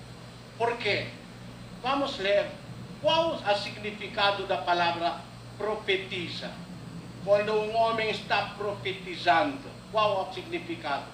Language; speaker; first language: Portuguese; non-native, learner; Filipino